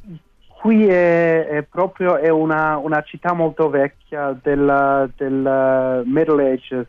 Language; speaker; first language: Italian; non-native, fluent; German